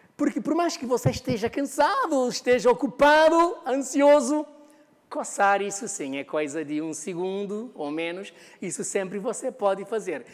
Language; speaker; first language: Portuguese; non-native, local second language; Kabuverdianu